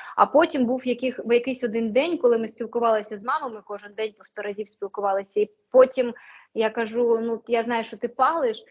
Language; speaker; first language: Ukrainian; non-native, local second language; Russian